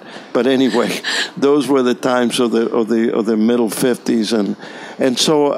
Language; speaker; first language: English; non-native, fluent; Spanish